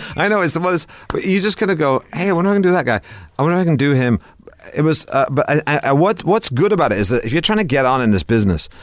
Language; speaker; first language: English; native; English